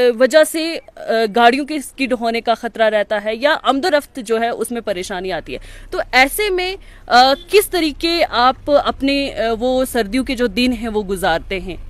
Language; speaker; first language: Hindi; non-native, local second language; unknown